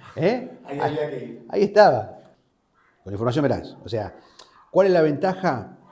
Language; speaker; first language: Spanish; native; Spanish